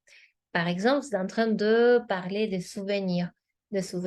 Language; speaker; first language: French; non-native, fluent; Spanish